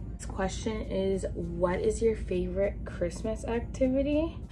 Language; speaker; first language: English; native; English